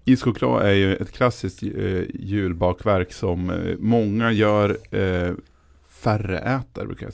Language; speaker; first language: Swedish; native; Swedish